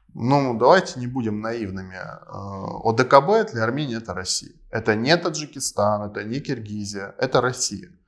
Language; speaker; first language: Russian; non-native, local second language; Armenian